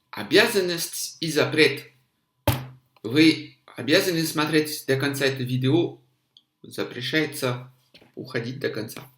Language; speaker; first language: Russian; non-native, fluent; French